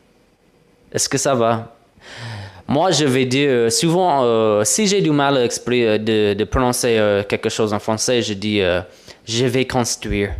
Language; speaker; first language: French; non-native, fluent; English